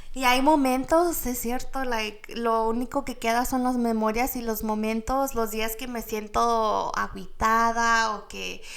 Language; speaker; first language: Spanish; early bilingual, heritage; Spanish